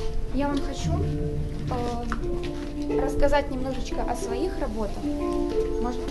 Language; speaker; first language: Russian; native; Russian